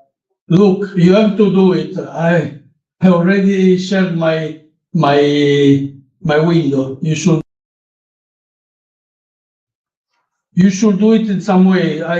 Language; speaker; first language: English; non-native, learner; Italian